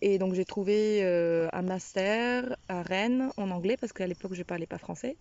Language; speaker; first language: French; non-native, fluent; Spanish